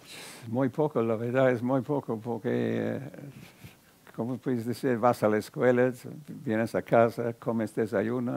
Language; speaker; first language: Spanish; non-native, fluent; English